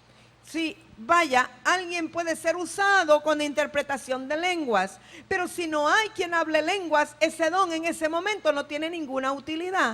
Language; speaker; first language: Spanish; native; Spanish